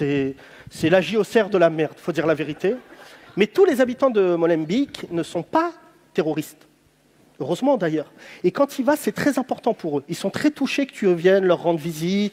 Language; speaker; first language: French; native; French